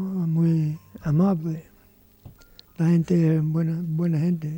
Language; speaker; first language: Spanish; non-native, learner; English